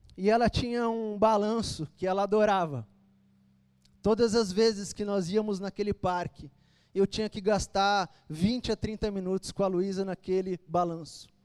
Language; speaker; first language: Portuguese; native; Portuguese